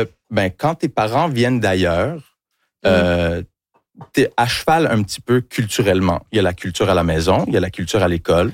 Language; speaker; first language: French; early bilingual, heritage; French